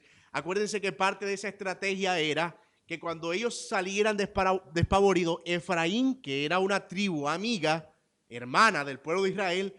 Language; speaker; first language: Spanish; native; Spanish